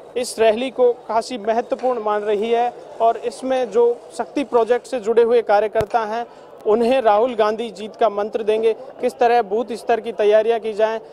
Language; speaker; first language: Hindi; native; Hindi